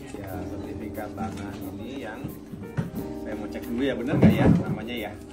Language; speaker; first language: Indonesian; native; Indonesian